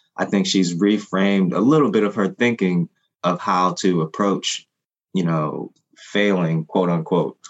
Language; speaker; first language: English; non-native, fluent; Haitian Creole